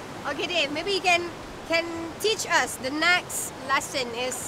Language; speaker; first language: English; non-native, local second language; Malay